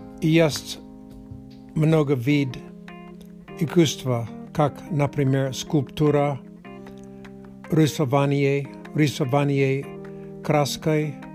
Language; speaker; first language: Russian; non-native, learner; English